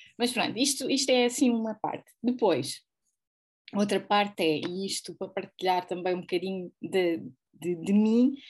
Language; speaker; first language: Portuguese; native; Portuguese